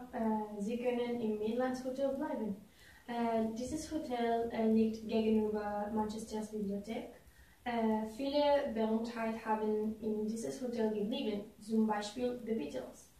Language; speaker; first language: German; non-native, learner; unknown